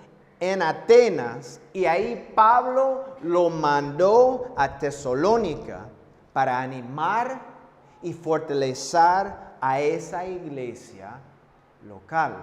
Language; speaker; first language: Spanish; non-native, fluent; English